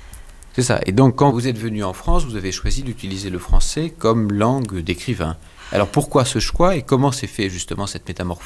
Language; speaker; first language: French; native; French